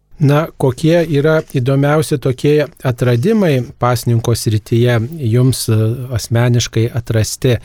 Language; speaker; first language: Lithuanian; native; Lithuanian